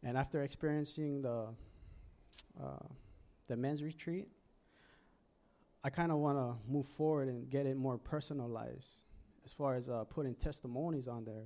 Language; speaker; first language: English; native; English